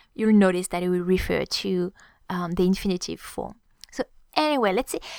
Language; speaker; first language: English; non-native, fluent; French